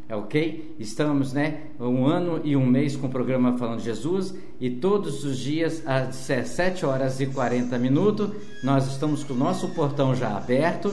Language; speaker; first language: Portuguese; native; Portuguese